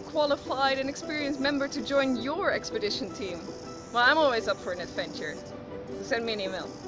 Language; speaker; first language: English; non-native, fluent; Dutch